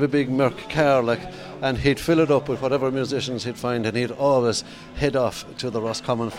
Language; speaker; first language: English; native; English